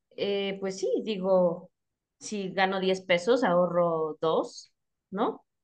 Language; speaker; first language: Spanish; early bilingual, heritage; Spanish